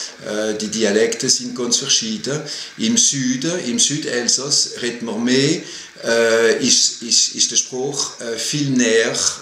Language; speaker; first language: German; non-native, fluent; French